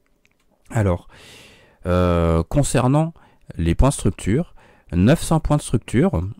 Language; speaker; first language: French; native; French